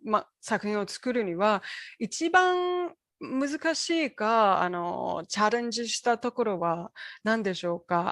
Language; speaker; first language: Japanese; non-native, fluent; English